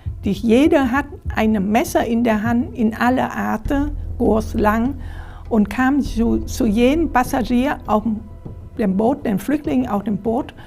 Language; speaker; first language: German; non-native, fluent; Vietnamese